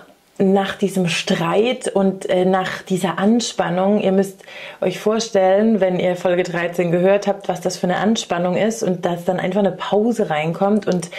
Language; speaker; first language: German; native; German